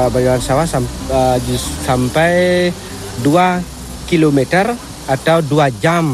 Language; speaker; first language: Indonesian; non-native, local second language; Balinese